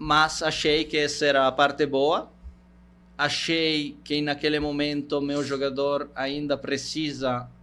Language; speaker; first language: Portuguese; non-native, fluent; Italian